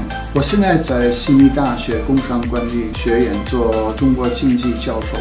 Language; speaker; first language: Chinese; non-native, fluent; German